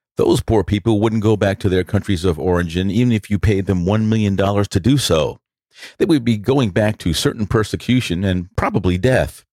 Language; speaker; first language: English; native; English